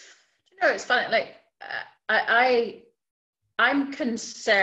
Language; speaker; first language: English; native; English